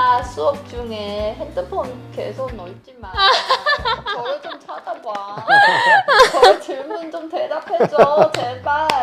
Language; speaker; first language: Korean; non-native, learner; Chinese